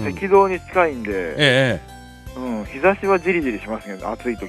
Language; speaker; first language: Japanese; native; Japanese